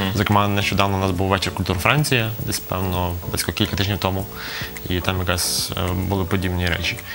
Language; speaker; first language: Ukrainian; native; Ukrainian